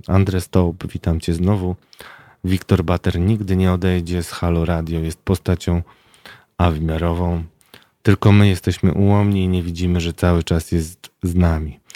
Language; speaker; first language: Polish; native; Polish